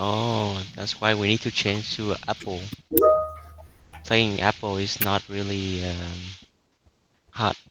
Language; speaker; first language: English; non-native, learner; Vietnamese